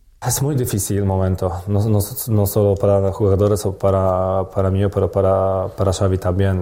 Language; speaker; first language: Spanish; non-native, learner; Polish